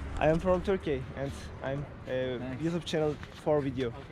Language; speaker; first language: English; non-native, learner; Turkish